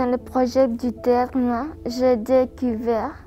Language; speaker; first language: French; non-native, learner; Spanish